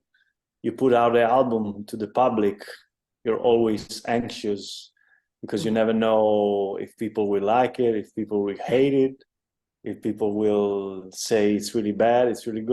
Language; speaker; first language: English; non-native, fluent; Italian